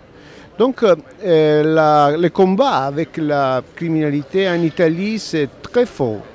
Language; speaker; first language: French; non-native, learner; Italian